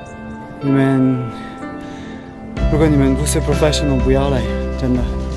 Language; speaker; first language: Chinese; non-native, learner; French